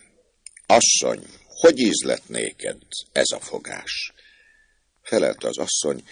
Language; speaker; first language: Hungarian; native; Hungarian